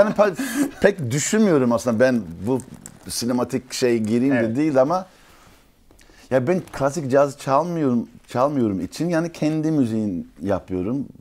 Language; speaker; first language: Turkish; early bilingual, heritage; Turkish